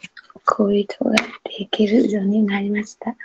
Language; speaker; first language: Japanese; non-native, learner; Vietnamese